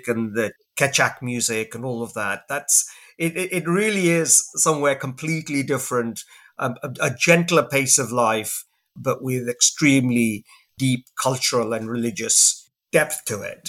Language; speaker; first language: English; native; English